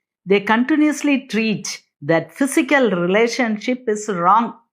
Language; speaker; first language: English; non-native, local second language; Tamil